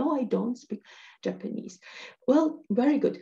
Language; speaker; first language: English; non-native, fluent; Georgian